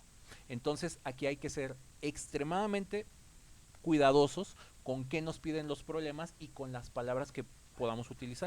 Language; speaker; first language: Spanish; native; Spanish